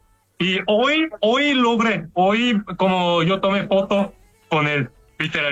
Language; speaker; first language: Spanish; non-native, fluent; Korean